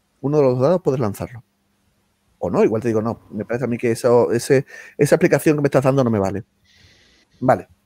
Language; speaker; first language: Spanish; native; Spanish